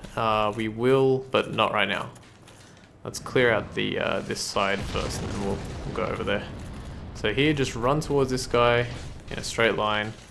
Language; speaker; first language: English; native; English